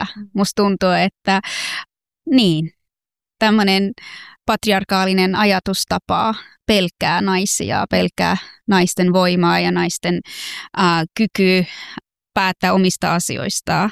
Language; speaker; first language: Finnish; early bilingual, other home language; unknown